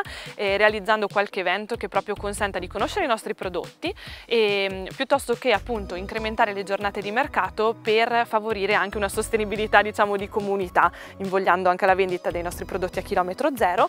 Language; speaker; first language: Italian; native; Italian